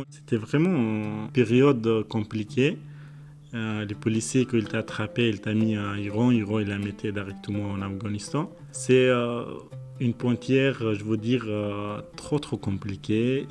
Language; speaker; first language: French; non-native, learner; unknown